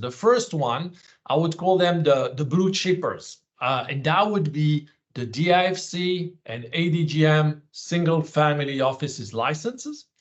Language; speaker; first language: English; non-native, fluent; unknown